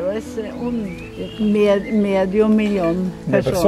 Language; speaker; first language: Spanish; non-native, learner; Norwegian